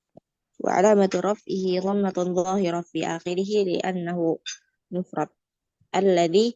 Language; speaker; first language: Arabic; non-native, learner; Indonesian